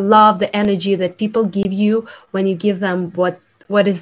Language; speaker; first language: English; non-native, fluent; Ukrainian